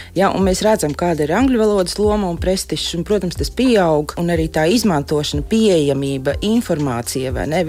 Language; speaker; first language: Latvian; native; Latvian